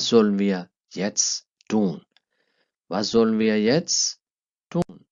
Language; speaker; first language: German; non-native, fluent; Urdu